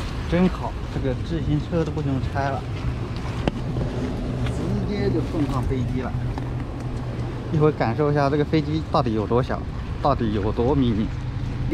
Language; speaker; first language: Chinese; native; Chinese